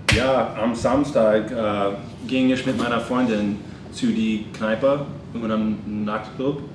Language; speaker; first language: German; non-native, learner; English